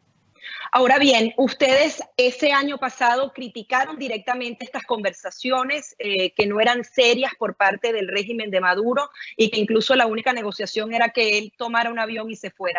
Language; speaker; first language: Spanish; native; Spanish